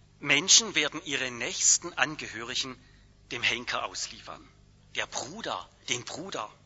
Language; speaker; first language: German; native; German